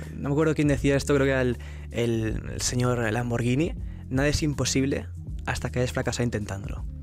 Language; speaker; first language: Spanish; native; Spanish